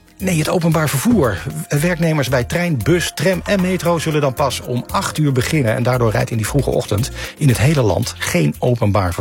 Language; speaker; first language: Dutch; native; Dutch